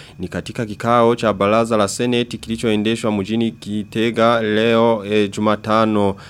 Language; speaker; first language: Swahili; non-native, local second language; Rundi